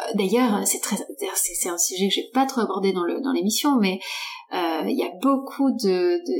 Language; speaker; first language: French; native; French